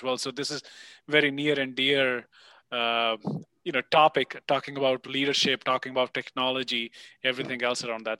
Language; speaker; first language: English; non-native, local second language; Punjabi